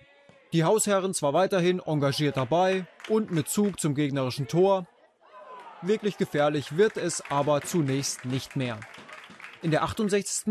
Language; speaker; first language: German; native; German